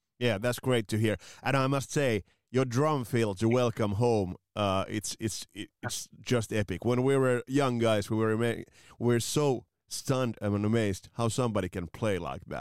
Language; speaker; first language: English; non-native, fluent; Finnish